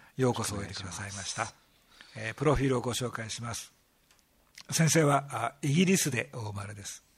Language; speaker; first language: Japanese; native; Japanese